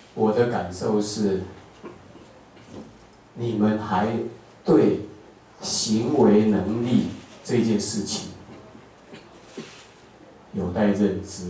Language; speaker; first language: Chinese; native; Chinese